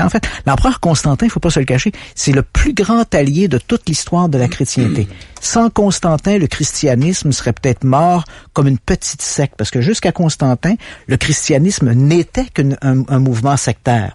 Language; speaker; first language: French; native; French